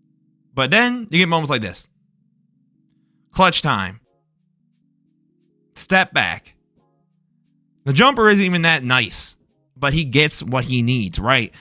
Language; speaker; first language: English; native; English